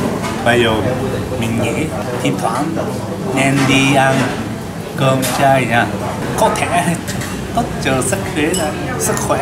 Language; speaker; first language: Vietnamese; non-native, learner; Japanese